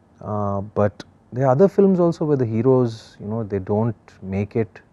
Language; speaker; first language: English; non-native, local second language; Telugu